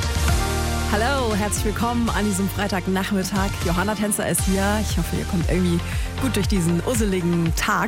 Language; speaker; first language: German; native; German